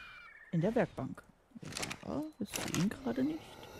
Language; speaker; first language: German; native; German